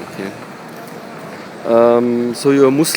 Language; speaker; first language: English; non-native, learner; German